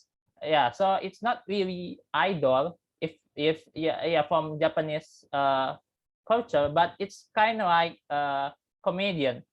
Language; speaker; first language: English; non-native, learner; Indonesian